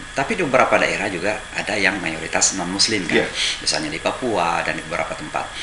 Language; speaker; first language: Indonesian; native; Indonesian